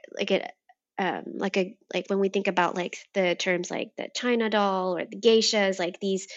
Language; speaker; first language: English; native; English